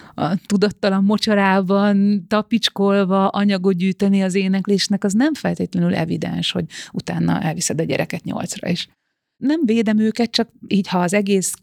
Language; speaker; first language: Hungarian; native; Hungarian